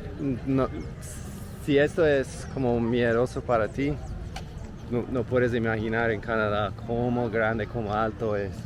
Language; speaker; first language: Spanish; non-native, learner; English